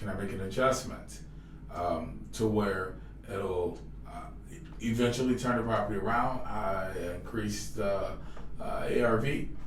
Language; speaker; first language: English; native; English